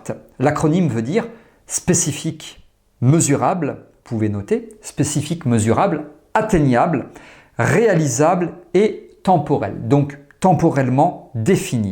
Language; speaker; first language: French; native; French